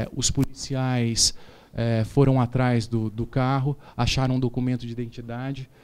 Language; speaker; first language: Portuguese; native; Portuguese